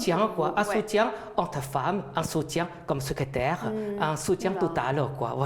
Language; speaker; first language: French; non-native, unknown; Chinese